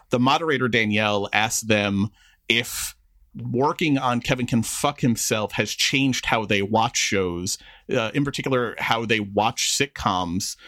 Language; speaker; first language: English; native; English